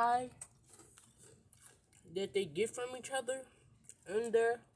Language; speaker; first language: English; native; English